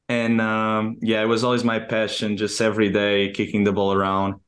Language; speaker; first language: English; non-native, fluent; Portuguese